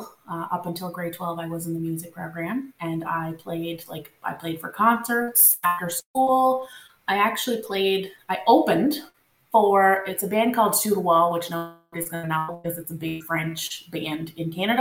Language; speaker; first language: English; non-native, local second language; French